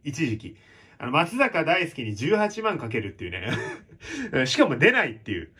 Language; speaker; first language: Japanese; native; Japanese